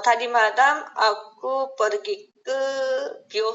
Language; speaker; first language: Indonesian; non-native, learner; Korean